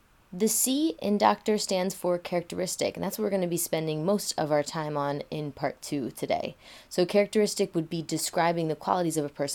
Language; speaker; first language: English; native; English